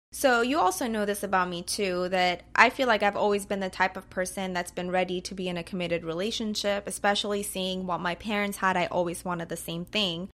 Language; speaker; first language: English; early bilingual, other home language; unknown